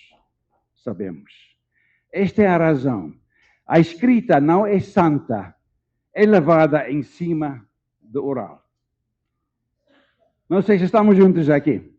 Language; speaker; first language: Portuguese; non-native, fluent; Dutch